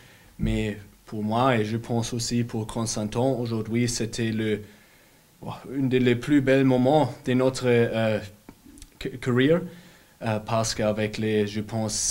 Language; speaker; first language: French; non-native, learner; German